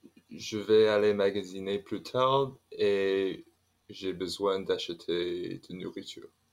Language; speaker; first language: French; non-native, learner; English